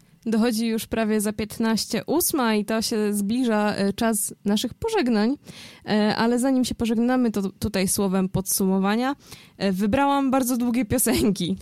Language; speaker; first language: Polish; native; Polish